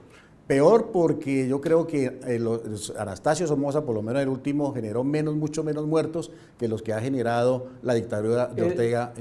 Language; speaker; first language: Spanish; native; Spanish